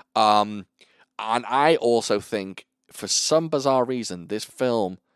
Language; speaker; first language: English; native; English